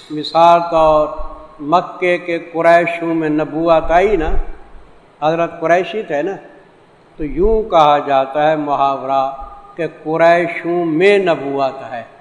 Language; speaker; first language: Urdu; native; Urdu